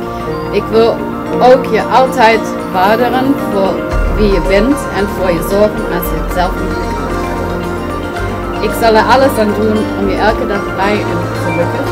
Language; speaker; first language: Dutch; non-native, learner; German